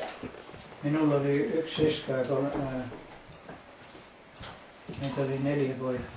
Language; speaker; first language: Finnish; early bilingual, heritage; English